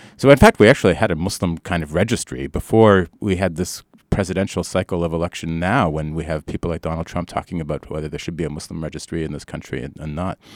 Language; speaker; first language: English; early bilingual, other home language; Arabic